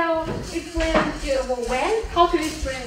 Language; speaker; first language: English; non-native, learner; Burmese